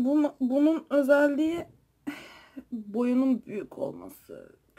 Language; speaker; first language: Turkish; native; Turkish